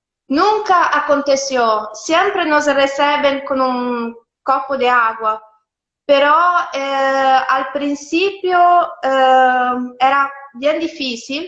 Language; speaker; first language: Spanish; non-native, fluent; Italian